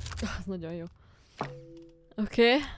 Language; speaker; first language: Hungarian; native; Hungarian